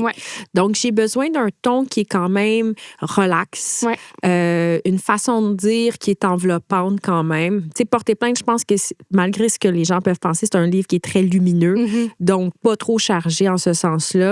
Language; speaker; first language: French; native; French